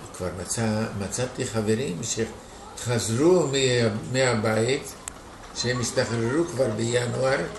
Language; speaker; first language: Hebrew; non-native, fluent; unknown